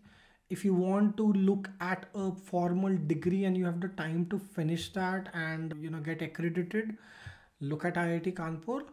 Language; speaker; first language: English; non-native, local second language; Hindi